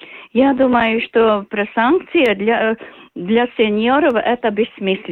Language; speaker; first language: Russian; non-native, local second language; Latvian